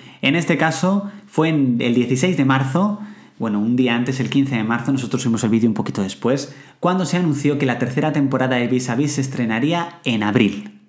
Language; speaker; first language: Spanish; native; Spanish